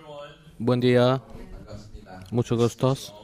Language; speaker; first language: Spanish; non-native, learner; Korean